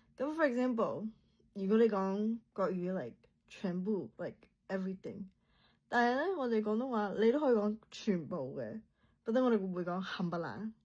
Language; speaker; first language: Cantonese; early bilingual, heritage; Cantonese